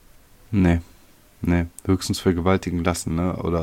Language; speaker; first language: German; native; German